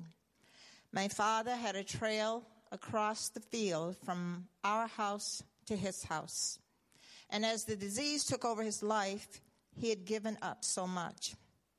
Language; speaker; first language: English; native; English